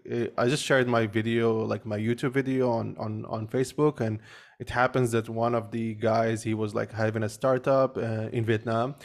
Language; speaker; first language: English; early bilingual, other home language; Arabic